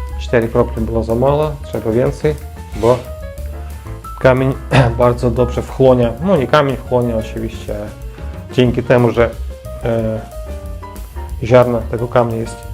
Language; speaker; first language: Polish; non-native, learner; Ukrainian